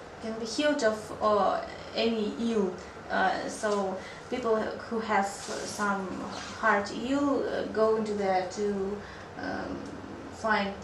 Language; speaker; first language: English; non-native, learner; Russian